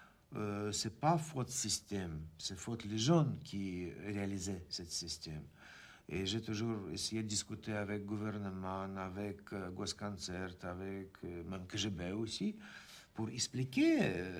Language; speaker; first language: French; non-native, learner; Russian